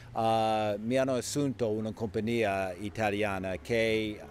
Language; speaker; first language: Italian; non-native, fluent; English